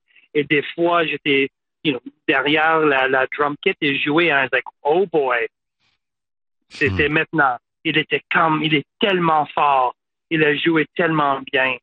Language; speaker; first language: French; non-native, fluent; English